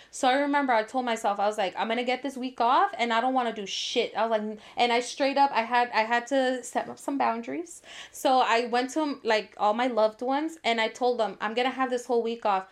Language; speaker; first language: English; early bilingual, other home language; Spanish